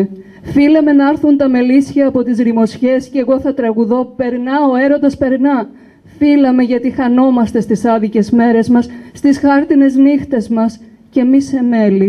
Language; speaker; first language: Greek; native; Greek